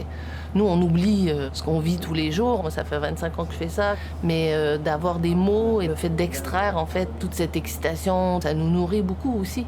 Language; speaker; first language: French; native; French